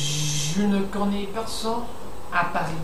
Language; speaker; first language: French; non-native, learner; English